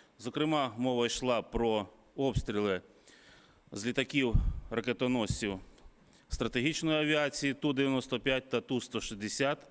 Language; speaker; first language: Ukrainian; native; Ukrainian